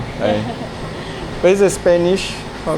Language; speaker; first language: English; non-native, learner; Chinese